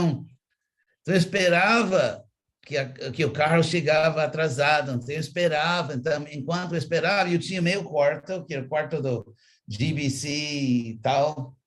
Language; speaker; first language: Portuguese; non-native, fluent; English